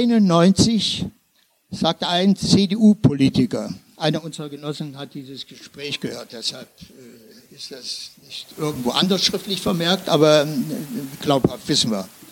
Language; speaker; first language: German; native; German